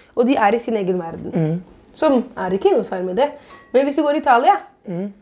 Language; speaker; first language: Norwegian; non-native, fluent; Italian